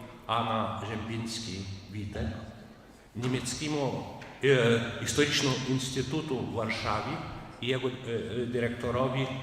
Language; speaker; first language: Ukrainian; non-native, fluent; Lithuanian